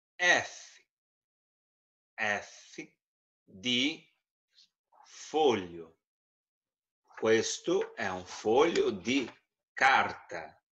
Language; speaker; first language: Italian; non-native, fluent; Portuguese